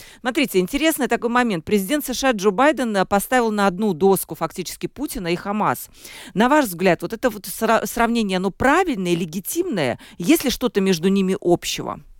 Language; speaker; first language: Russian; native; Russian